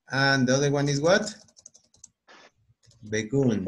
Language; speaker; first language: English; non-native, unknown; Spanish